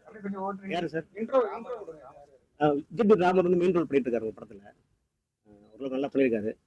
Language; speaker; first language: Tamil; native; Tamil